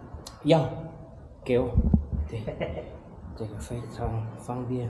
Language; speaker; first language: Chinese; non-native, learner; Shona